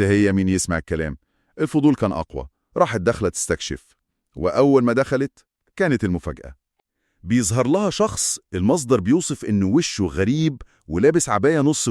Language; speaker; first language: Arabic; native; Arabic